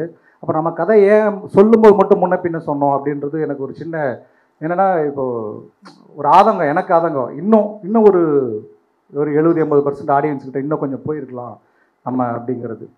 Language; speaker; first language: Tamil; native; Tamil